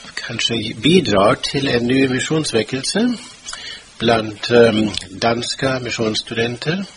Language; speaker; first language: Swedish; non-native, fluent; German